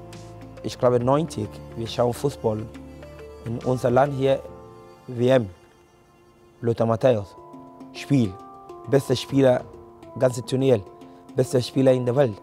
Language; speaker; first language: German; non-native, fluent; Akan